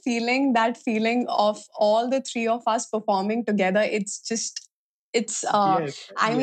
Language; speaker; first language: English; non-native, local second language; Hindi